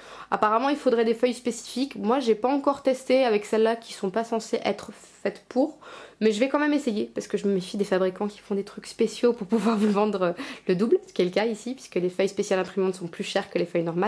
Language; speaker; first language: French; native; French